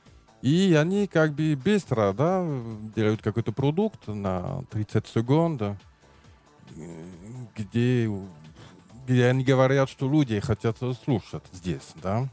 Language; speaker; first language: Russian; non-native, learner; French